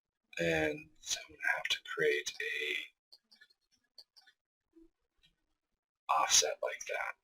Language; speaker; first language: English; native; English